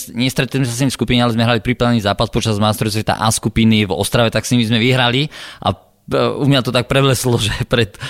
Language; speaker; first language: Slovak; native; Slovak